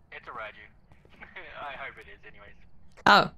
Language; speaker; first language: English; non-native, fluent; Russian